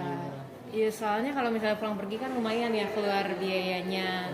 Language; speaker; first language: Indonesian; native; Indonesian